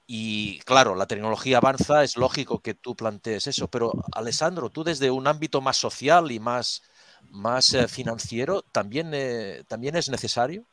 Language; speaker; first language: Spanish; native; Spanish